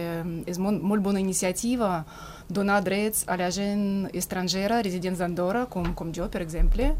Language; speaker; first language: Catalan; non-native, fluent; Russian